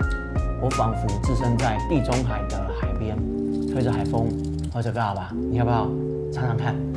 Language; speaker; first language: Chinese; native; Chinese